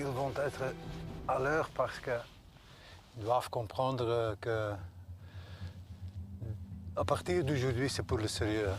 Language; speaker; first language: French; non-native, local second language; Dutch